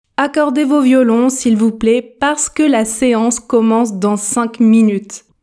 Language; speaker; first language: French; native; French